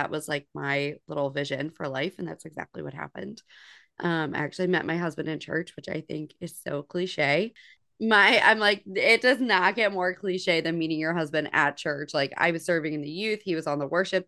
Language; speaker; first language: English; native; English